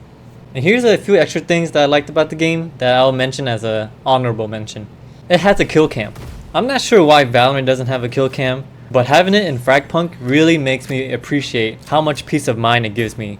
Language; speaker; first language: English; native; English